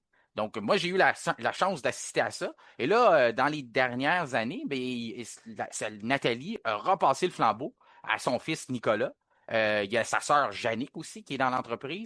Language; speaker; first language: French; native; French